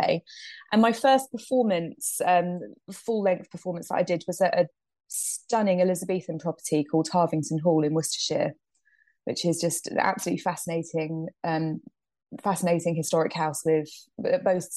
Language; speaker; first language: English; native; English